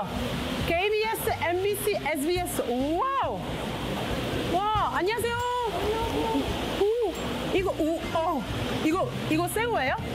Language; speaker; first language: Korean; non-native, learner; English